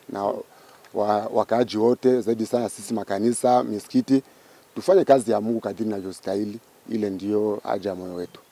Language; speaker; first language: Swahili; native; Swahili